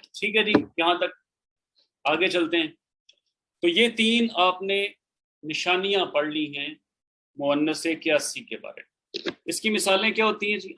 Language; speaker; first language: Urdu; native; Urdu